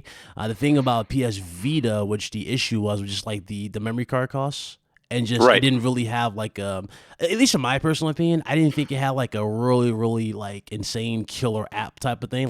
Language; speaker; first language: English; native; English